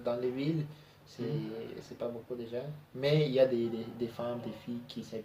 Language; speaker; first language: French; non-native, learner; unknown